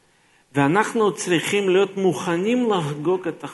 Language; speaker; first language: Hebrew; non-native, fluent; Russian